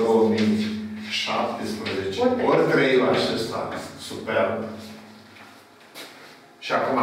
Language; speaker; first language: Romanian; native; Romanian